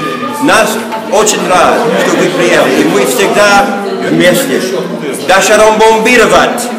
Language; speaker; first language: Russian; non-native, learner; English